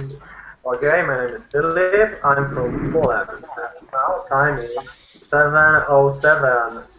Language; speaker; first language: English; non-native, learner; Polish